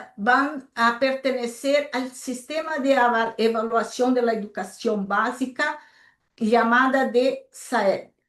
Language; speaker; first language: Spanish; non-native, local second language; Portuguese